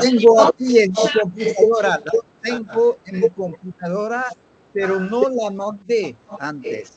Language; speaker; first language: Spanish; non-native, learner; French